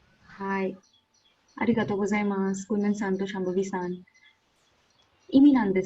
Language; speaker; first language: Japanese; non-native, fluent; Marathi